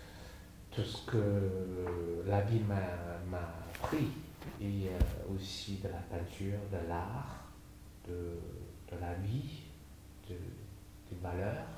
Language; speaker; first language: French; non-native, fluent; Chinese